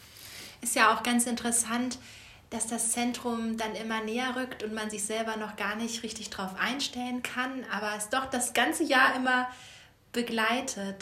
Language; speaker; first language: German; native; German